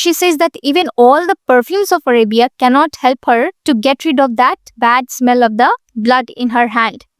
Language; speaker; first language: English; non-native, local second language; Hindi